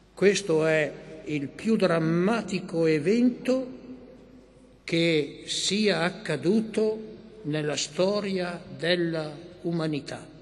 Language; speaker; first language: Italian; native; Italian